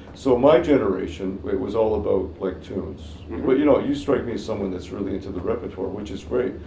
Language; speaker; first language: English; native; English